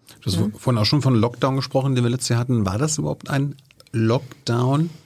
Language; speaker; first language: German; native; German